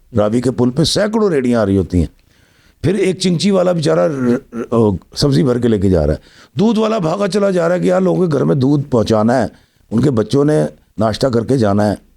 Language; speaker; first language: Urdu; non-native, local second language; Punjabi